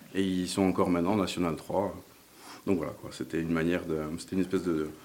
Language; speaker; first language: French; native; French